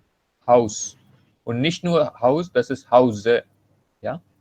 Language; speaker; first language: German; non-native, learner; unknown